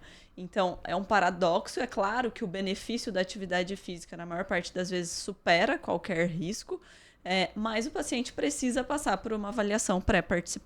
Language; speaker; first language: Portuguese; native; Portuguese